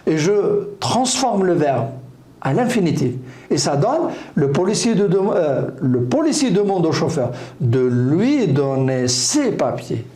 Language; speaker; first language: French; non-native, local second language; Arabic